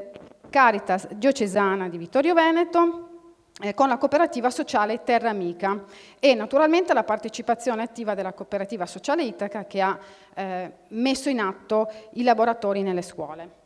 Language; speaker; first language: Italian; native; Italian